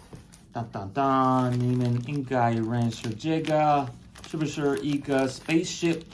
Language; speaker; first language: Chinese; non-native, fluent; English